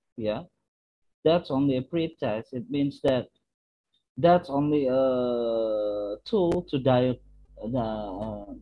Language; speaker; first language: English; non-native, fluent; Indonesian